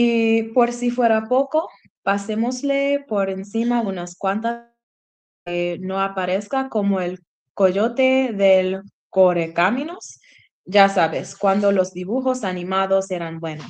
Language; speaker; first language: Spanish; non-native, learner; English